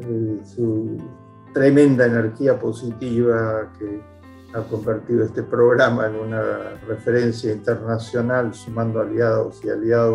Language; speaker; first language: Spanish; native; Spanish